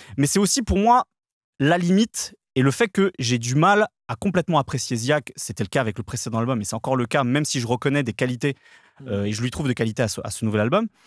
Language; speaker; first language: French; native; French